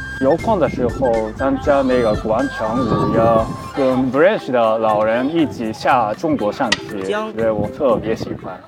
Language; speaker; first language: Chinese; non-native, fluent; Japanese